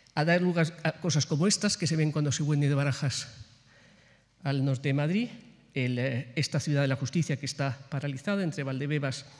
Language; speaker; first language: Spanish; native; Spanish